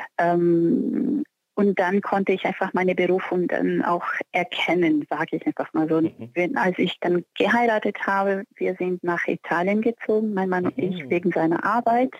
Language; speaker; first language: German; non-native, fluent; Portuguese